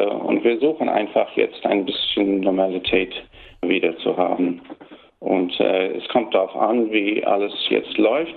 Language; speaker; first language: German; early bilingual, heritage; German